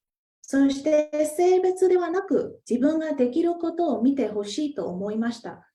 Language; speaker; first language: Japanese; non-native, fluent; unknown